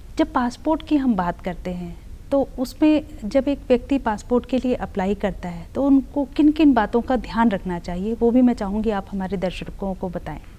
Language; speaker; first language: Hindi; native; Hindi